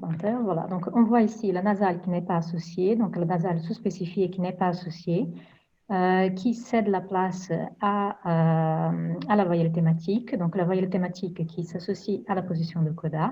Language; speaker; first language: French; non-native, fluent; Portuguese